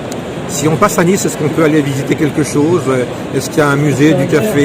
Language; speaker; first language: French; native; French